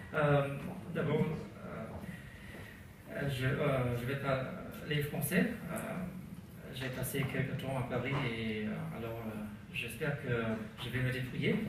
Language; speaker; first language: French; non-native, learner; German